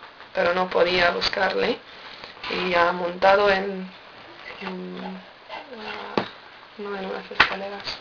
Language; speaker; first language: Spanish; non-native, learner; English